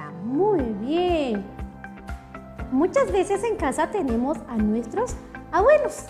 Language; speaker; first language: Spanish; non-native, local second language; Kʼicheʼ